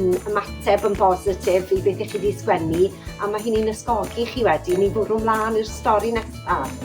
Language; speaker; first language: Welsh; native; Welsh